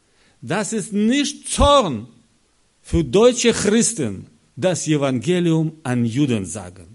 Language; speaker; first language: German; non-native, learner; Russian